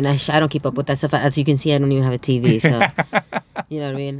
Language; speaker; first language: English; early bilingual, other home language; Spanish